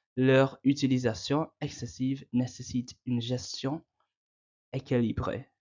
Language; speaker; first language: French; non-native, learner; English